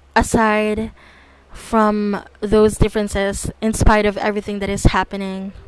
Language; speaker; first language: English; non-native, local second language; Filipino